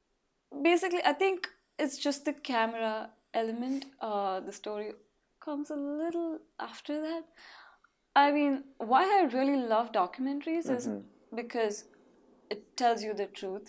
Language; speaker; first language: English; non-native, local second language; Marathi